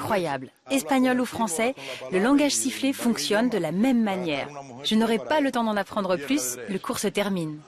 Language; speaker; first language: French; native; French